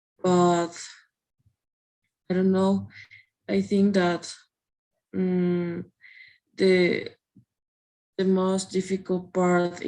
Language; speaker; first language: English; non-native, learner; Spanish